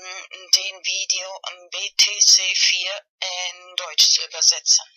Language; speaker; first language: German; non-native, fluent; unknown